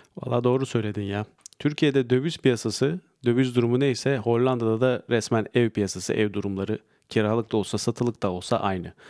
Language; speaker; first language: Turkish; native; Turkish